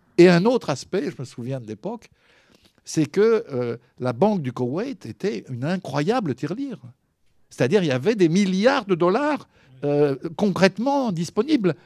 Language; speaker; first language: French; native; French